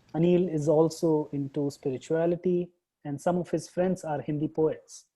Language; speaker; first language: English; non-native, local second language; Hindi